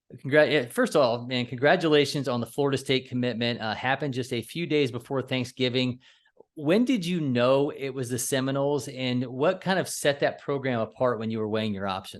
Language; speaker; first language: English; native; English